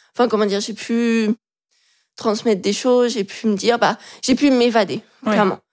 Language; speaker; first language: French; native; French